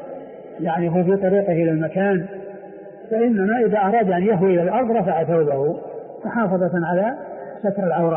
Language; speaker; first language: Arabic; native; Arabic